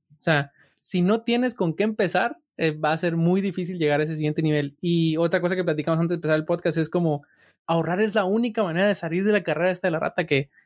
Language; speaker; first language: Spanish; native; Spanish